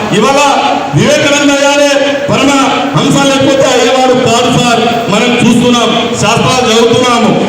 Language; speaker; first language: Telugu; non-native, local second language; Lambadi